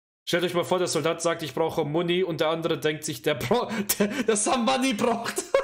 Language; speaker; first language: German; native; German